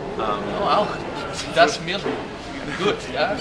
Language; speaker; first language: German; non-native, learner; English